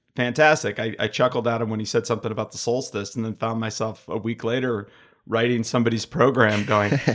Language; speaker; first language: English; native; English